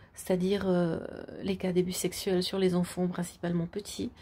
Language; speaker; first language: French; native; French